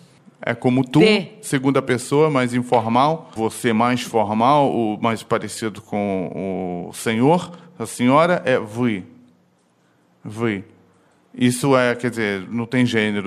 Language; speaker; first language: Portuguese; non-native, fluent; Russian